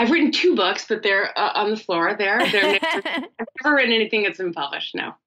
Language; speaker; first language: English; native; English